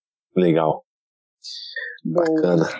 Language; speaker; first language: Portuguese; native; Portuguese